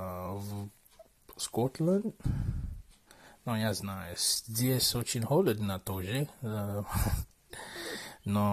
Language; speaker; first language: Russian; non-native, learner; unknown